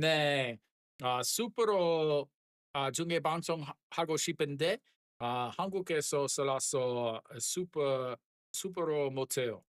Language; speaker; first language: Korean; non-native, learner; English